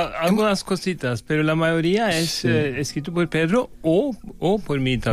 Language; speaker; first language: Spanish; non-native, fluent; Norwegian